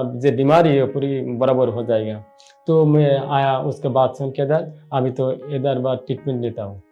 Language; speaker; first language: Hindi; non-native, learner; Bangla